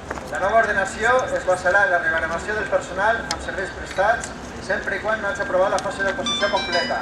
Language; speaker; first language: Catalan; native; Catalan